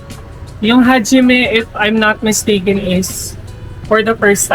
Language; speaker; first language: English; non-native, local second language; Filipino